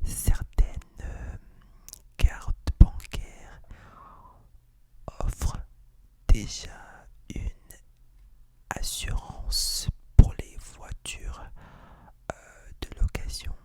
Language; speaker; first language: French; non-native, fluent; English